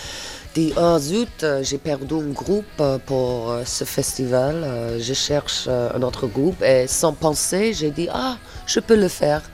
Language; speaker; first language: French; non-native, fluent; English